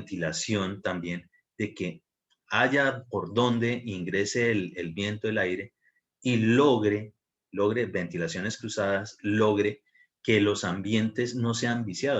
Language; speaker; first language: Spanish; native; Spanish